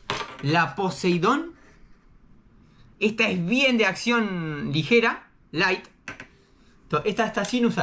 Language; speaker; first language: Spanish; native; Spanish